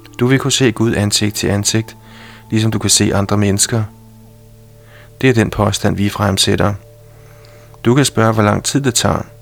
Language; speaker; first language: Danish; native; Danish